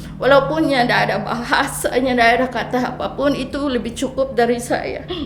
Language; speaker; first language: Indonesian; non-native, fluent; Filipino